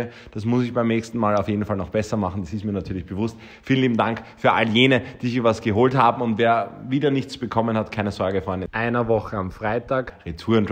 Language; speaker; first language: German; native; German